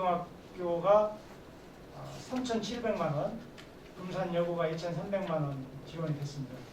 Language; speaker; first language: Korean; native; Korean